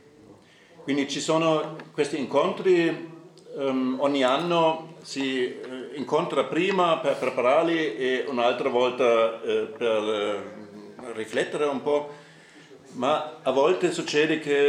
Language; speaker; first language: Italian; non-native, fluent; German